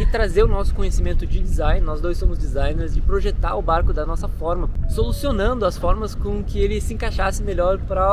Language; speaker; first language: Portuguese; native; Portuguese